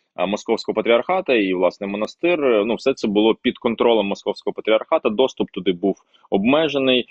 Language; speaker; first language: Ukrainian; non-native, local second language; Russian